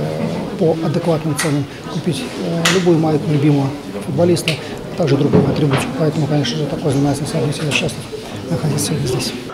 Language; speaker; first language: Russian; native; Russian